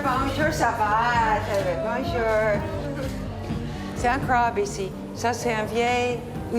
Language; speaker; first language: French; non-native, learner; English